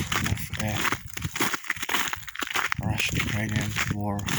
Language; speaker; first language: English; non-native, learner; Ukrainian